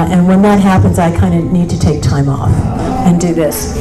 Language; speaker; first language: English; native; English